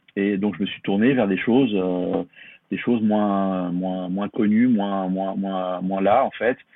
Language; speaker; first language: French; native; French